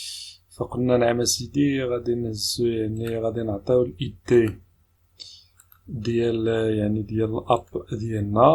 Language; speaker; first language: Arabic; native; Arabic